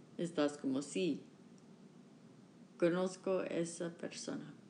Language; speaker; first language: Spanish; non-native, learner; English